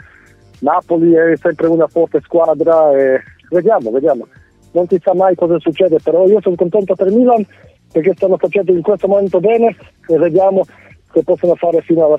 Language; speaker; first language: Italian; non-native, fluent; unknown